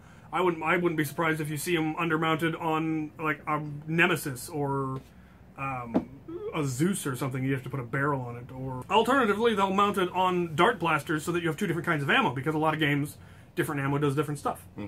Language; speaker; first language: English; native; English